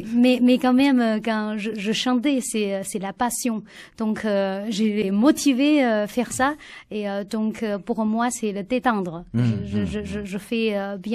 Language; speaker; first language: French; non-native, learner; Chinese